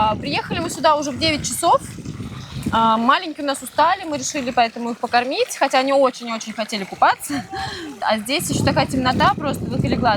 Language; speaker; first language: Russian; native; Russian